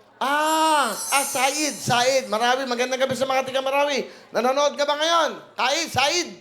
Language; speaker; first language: Filipino; native; Filipino